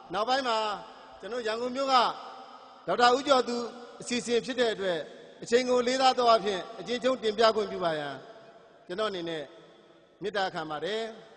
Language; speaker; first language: Burmese; native; Burmese